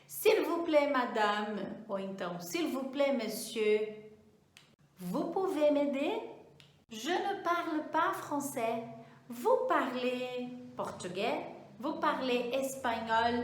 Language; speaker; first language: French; non-native, fluent; Portuguese